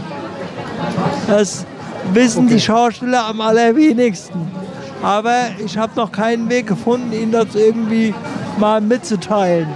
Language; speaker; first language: German; native; German